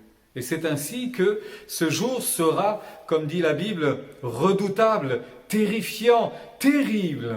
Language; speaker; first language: French; native; French